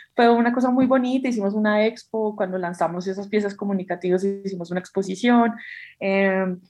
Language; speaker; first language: Spanish; native; Spanish